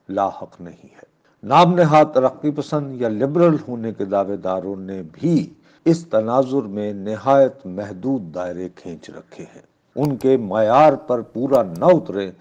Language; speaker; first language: Urdu; non-native, local second language; Punjabi